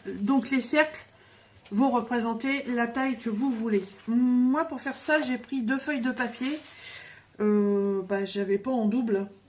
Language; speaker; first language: French; native; French